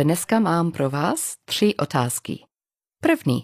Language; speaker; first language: Czech; non-native, fluent; English